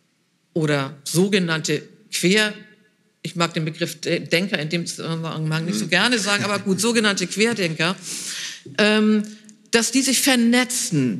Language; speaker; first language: German; native; German